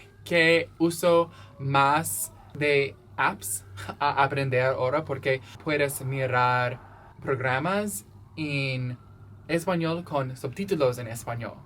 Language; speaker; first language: Spanish; non-native, learner; English